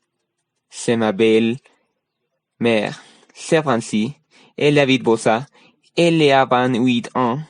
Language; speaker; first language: French; non-native, learner; Spanish